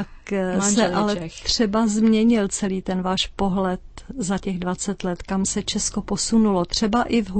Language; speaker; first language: Czech; native; Czech